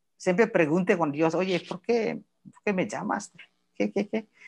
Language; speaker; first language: Spanish; non-native, learner; Indonesian